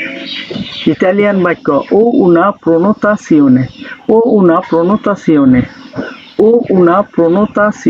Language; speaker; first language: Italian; non-native, learner; Bangla